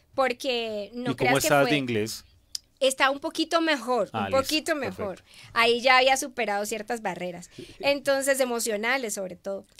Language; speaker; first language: Spanish; native; Spanish